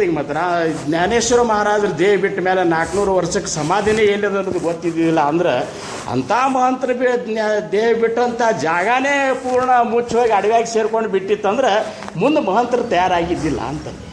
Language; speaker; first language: Kannada; native; Kannada